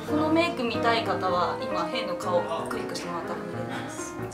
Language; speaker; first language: Japanese; native; Japanese